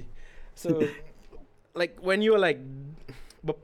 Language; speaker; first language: English; non-native, local second language; Malay